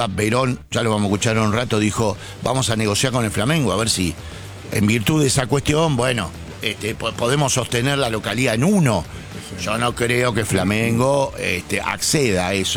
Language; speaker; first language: Spanish; native; Spanish